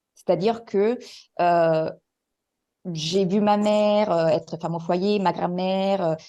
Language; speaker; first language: French; non-native, fluent; Italian